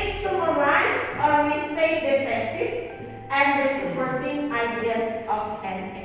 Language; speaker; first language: English; non-native, fluent; Indonesian